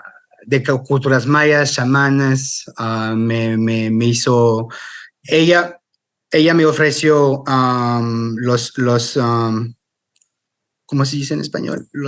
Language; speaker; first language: Spanish; non-native, fluent; French